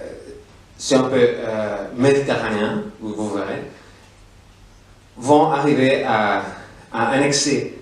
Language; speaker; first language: French; non-native, fluent; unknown